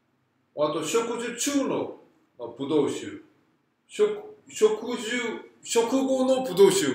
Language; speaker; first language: Japanese; non-native, fluent; Korean